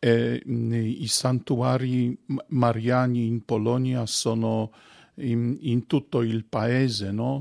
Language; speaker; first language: Italian; non-native, fluent; Polish